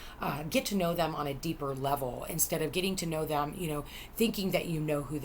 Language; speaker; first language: English; native; English